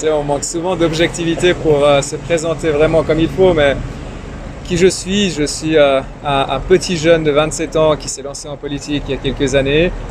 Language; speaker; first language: French; early bilingual, other home language; Persian